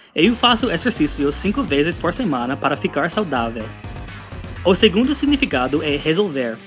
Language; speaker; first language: Portuguese; non-native, fluent; English